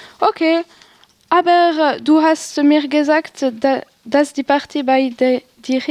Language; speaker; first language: German; non-native, learner; French